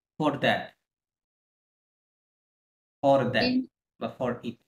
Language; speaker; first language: English; non-native, fluent; Bangla